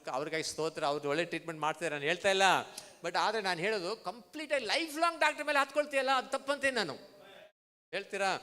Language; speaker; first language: Kannada; non-native, local second language; Tamil